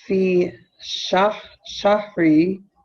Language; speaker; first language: Arabic; non-native, learner; English